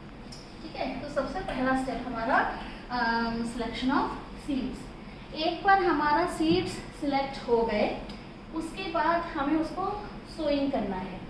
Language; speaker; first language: Hindi; native; Hindi